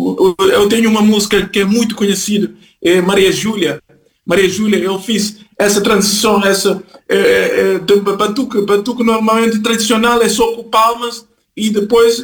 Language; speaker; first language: Portuguese; non-native, fluent; Kabuverdianu